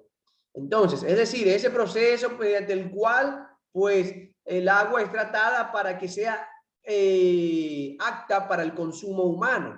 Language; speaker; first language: Spanish; native; Spanish